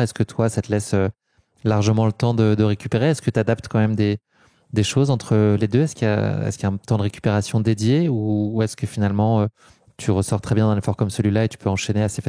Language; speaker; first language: French; native; French